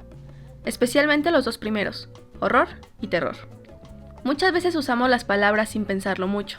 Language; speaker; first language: Spanish; native; Spanish